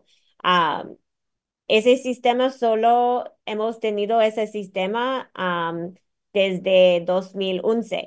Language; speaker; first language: Spanish; non-native, fluent; English